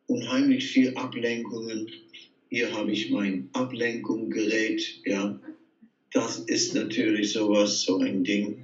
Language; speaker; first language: German; non-native, fluent; Dutch